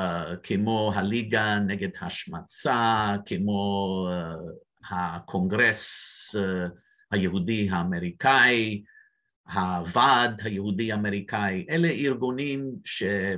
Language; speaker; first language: Hebrew; non-native, fluent; English